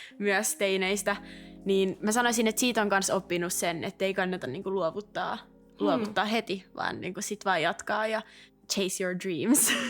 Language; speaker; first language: Finnish; non-native, local second language; Swedish